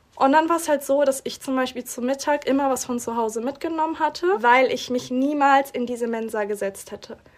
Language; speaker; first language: German; early bilingual, other home language; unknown